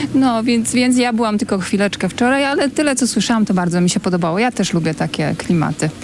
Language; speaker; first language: Polish; native; Polish